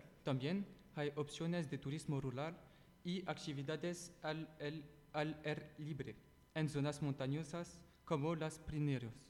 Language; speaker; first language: Spanish; non-native, learner; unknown